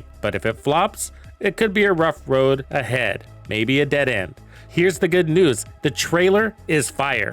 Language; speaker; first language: English; native; English